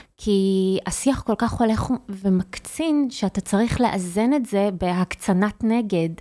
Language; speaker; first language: Hebrew; native; Hebrew